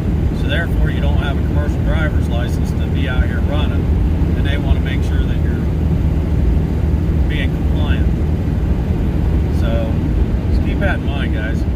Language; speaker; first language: English; native; English